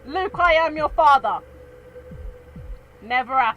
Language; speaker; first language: English; native; English